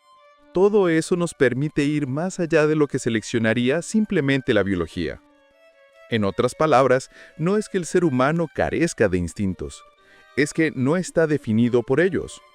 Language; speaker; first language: Spanish; native; Spanish